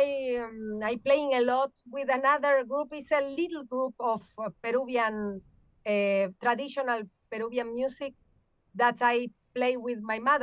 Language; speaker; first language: English; non-native, learner; Spanish